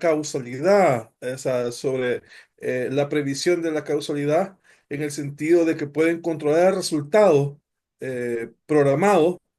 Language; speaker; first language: Spanish; native; Spanish